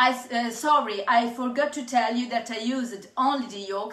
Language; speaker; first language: English; non-native, fluent; Italian